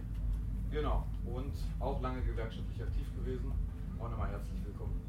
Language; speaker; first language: German; native; German